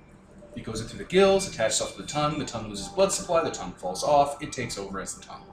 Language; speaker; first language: English; native; English